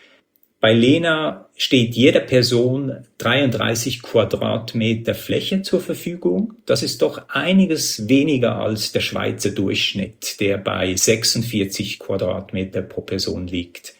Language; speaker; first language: German; native; German